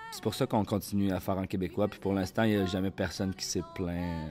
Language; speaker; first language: French; native; French